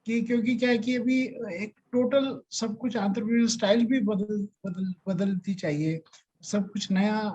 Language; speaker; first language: Hindi; non-native, local second language; Marathi